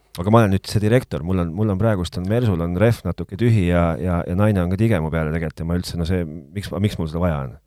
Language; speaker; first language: Estonian; native; Estonian